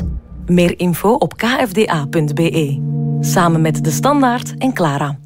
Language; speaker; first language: Dutch; native; Dutch